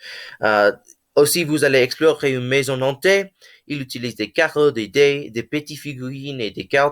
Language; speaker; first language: French; non-native, learner; English